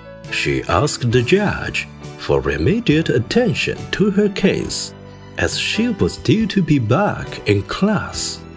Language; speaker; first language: English; non-native, fluent; Chinese